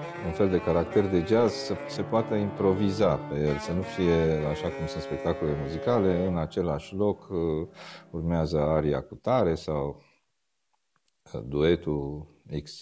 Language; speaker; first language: Romanian; native; Romanian